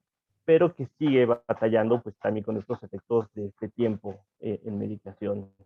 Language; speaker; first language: Spanish; native; Spanish